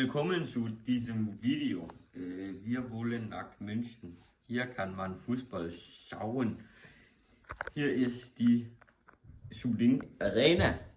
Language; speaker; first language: German; non-native, learner; Danish